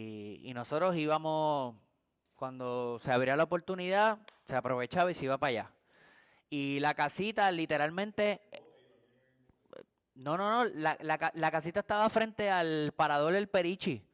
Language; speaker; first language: Spanish; native; Spanish